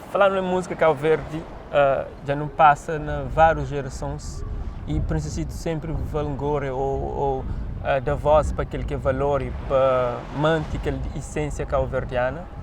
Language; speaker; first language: Portuguese; non-native, local second language; Kabuverdianu